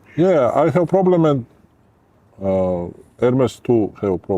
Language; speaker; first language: English; non-native, learner; Georgian